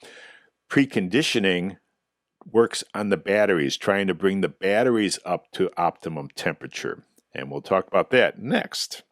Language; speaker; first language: English; native; English